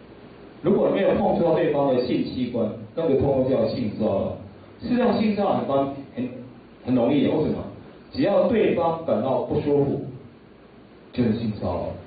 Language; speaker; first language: Chinese; native; Chinese